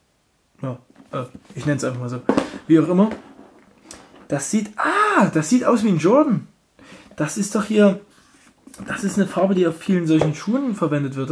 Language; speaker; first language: German; native; German